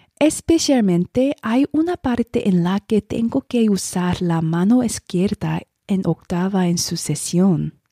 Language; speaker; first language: Spanish; non-native, learner; Korean